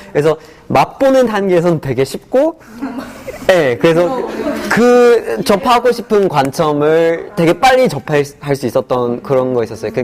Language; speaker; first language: Korean; non-native, fluent; English